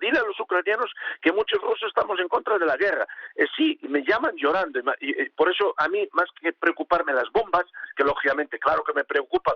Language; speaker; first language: Spanish; non-native, fluent; Russian